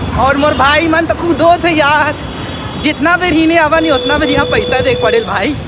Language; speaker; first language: Hindi; non-native, local second language; Sadri